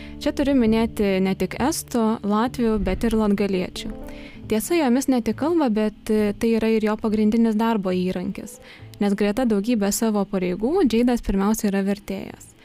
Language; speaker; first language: Lithuanian; native; Lithuanian